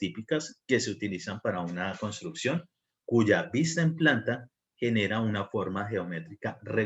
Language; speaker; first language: Spanish; native; Spanish